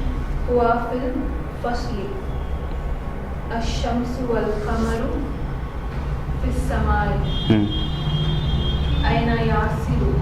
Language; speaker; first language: Arabic; non-native, learner; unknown